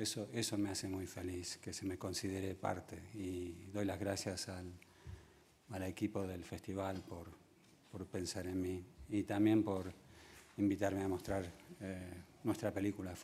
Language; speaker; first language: Spanish; early bilingual, other home language; English